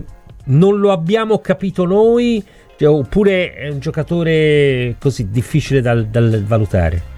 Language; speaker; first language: Italian; native; Italian